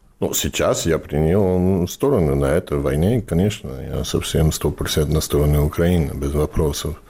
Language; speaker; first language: Russian; non-native, fluent; English